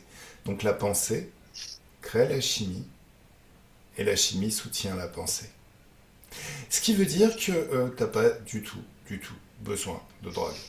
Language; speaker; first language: French; native; French